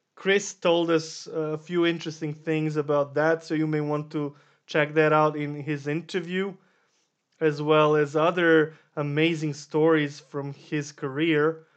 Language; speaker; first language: English; non-native, fluent; Serbian